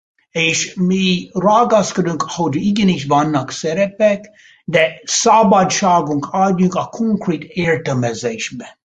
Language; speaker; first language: Hungarian; non-native, fluent; English